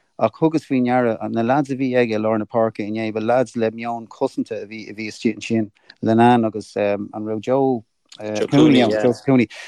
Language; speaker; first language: Irish; native; Irish